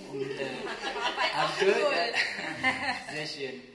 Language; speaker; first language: German; non-native, fluent; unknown